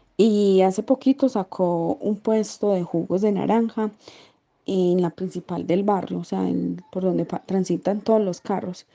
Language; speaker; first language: Spanish; native; Spanish